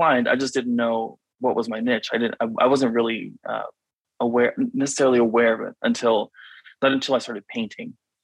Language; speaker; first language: English; native; English